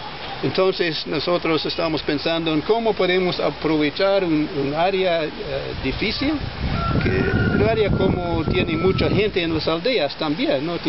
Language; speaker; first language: Spanish; non-native, fluent; English